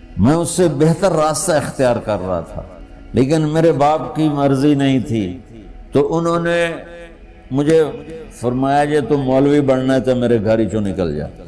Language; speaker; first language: Urdu; non-native, local second language; Punjabi